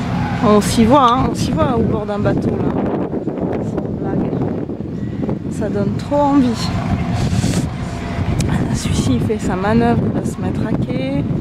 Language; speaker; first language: French; native; French